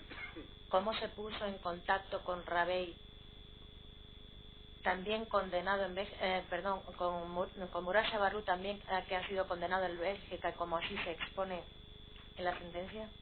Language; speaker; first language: Spanish; native; Spanish